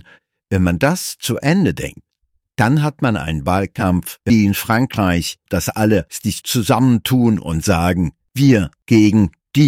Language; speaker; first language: German; native; German